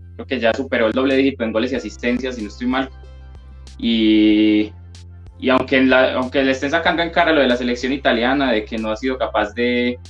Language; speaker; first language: Spanish; native; Spanish